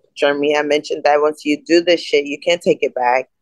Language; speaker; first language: English; native; English